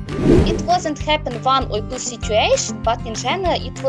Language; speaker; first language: English; non-native, learner; Ukrainian